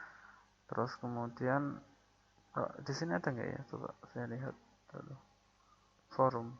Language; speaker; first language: Indonesian; native; Indonesian